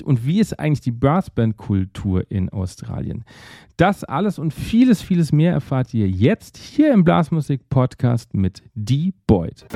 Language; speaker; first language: German; native; German